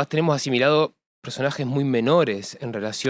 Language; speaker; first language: Spanish; native; Spanish